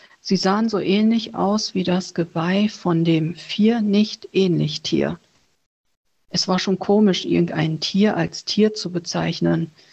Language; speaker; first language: German; early bilingual, other home language; Chinese